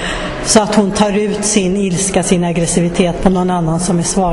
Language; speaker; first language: Swedish; native; Swedish